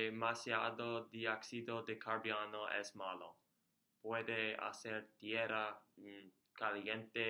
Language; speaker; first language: Spanish; non-native, learner; English